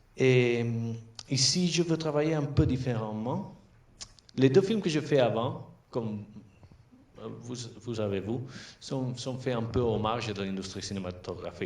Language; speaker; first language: French; non-native, fluent; Catalan